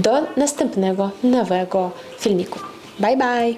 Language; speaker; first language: Polish; non-native, fluent; Russian